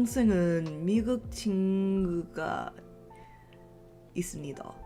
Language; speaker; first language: Korean; non-native, learner; English